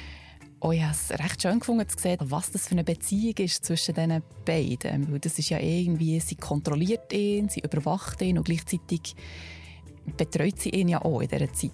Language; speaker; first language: German; native; German